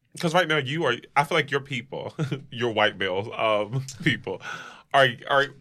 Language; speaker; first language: English; native; English